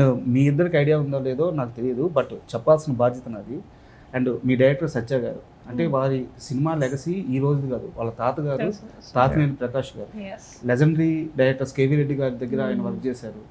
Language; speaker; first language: Telugu; native; Telugu